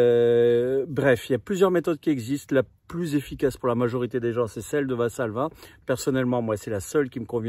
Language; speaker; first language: French; native; French